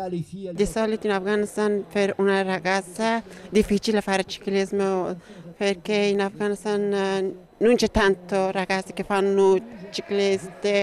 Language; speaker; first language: Italian; non-native, learner; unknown